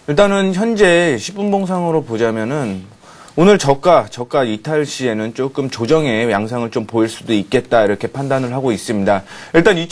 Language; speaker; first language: Korean; native; Korean